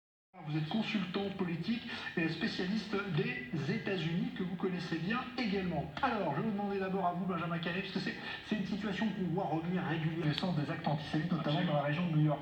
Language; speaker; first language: French; native; French